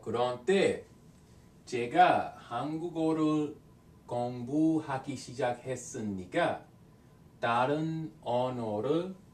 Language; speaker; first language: Korean; non-native, learner; English